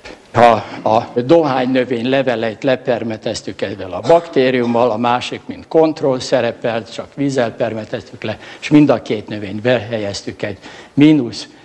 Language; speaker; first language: Hungarian; native; Hungarian